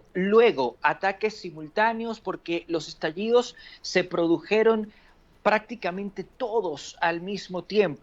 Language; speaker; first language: Spanish; native; Spanish